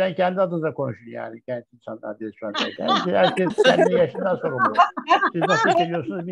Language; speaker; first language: Turkish; native; Turkish